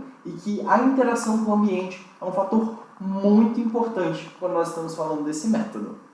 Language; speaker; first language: Portuguese; native; Portuguese